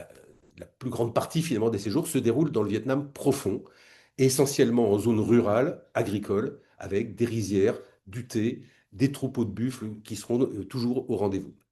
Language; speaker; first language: French; native; French